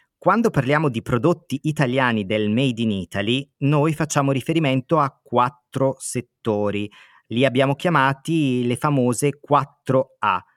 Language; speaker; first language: Italian; native; Italian